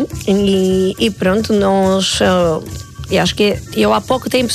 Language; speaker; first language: Portuguese; non-native, fluent; Spanish